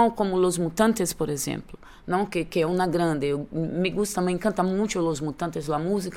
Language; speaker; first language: Spanish; non-native, learner; Portuguese